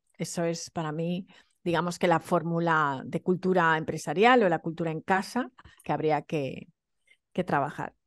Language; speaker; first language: Spanish; early bilingual, other home language; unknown